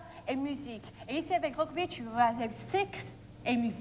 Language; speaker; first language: French; non-native, learner; English